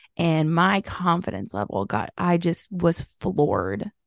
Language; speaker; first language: English; native; English